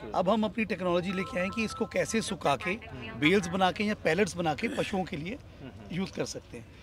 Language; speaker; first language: Hindi; native; Hindi